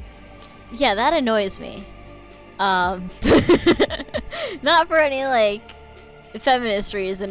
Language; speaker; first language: English; native; English